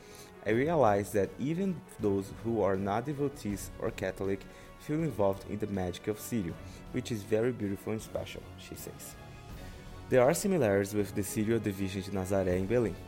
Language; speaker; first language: English; non-native, fluent; Portuguese